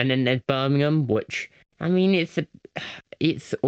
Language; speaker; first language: English; native; English